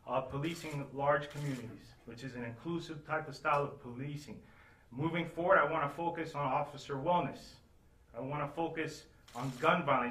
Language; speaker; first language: English; early bilingual, other home language; Spanish